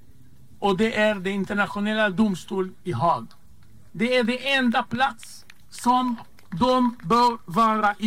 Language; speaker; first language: Swedish; non-native, fluent; Hebrew